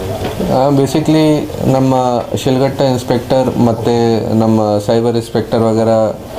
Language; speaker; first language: Kannada; non-native, fluent; Hindi